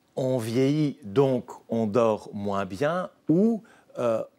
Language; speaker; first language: French; native; French